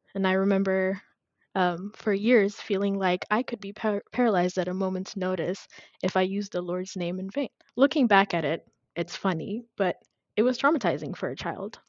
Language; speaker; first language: English; non-native, fluent; Amharic